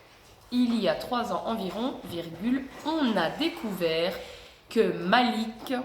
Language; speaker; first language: French; native; French